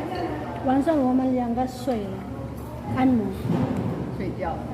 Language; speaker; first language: Chinese; non-native, learner; Filipino